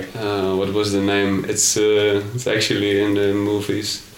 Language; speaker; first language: English; non-native, fluent; Dutch